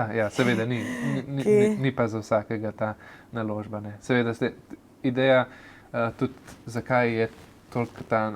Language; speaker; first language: Slovenian; native; Slovenian